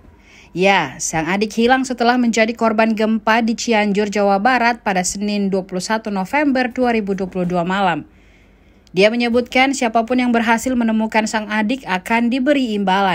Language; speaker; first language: Indonesian; native; Indonesian